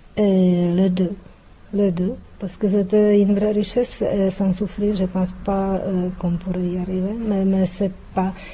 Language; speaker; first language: French; non-native, fluent; Czech